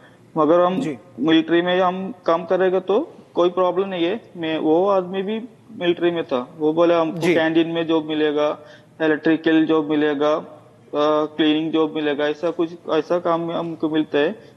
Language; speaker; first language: Hindi; non-native, local second language; Malayalam